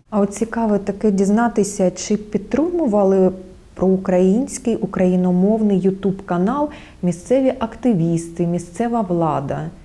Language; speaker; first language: Ukrainian; native; Ukrainian